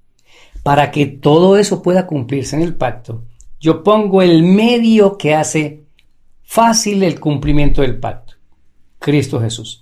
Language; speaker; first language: Spanish; native; Spanish